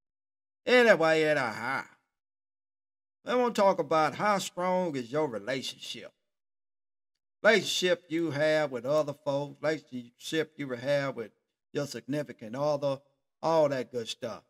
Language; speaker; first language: English; native; English